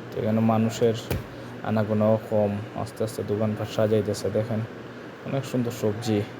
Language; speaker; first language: Bangla; non-native, local second language; Sylheti